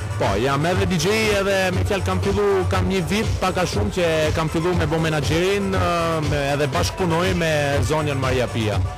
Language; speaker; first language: Albanian; early bilingual, heritage; Albanian